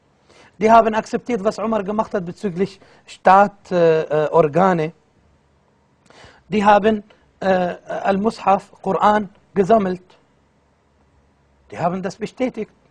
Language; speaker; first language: German; non-native, fluent; Arabic